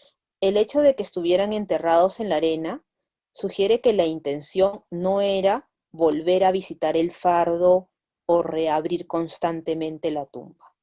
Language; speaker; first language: Spanish; native; Spanish